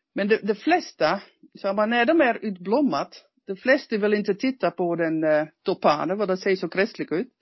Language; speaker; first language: Swedish; non-native, learner; Dutch